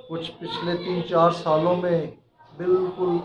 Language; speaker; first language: Urdu; non-native, local second language; Punjabi